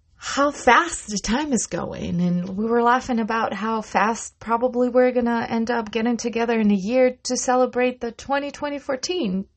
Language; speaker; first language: English; non-native, fluent; Russian